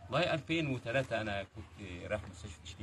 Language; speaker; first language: Arabic; native; Arabic